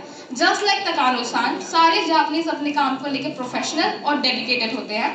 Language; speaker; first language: Hindi; native; Hindi